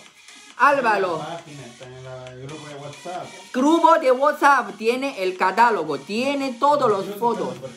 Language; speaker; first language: Spanish; non-native, learner; Chinese